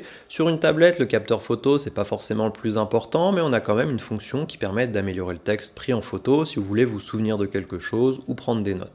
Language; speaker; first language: French; native; French